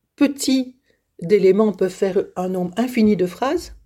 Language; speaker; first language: French; native; French